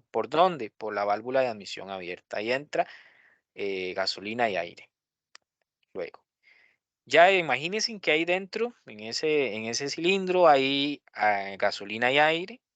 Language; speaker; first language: Spanish; native; Spanish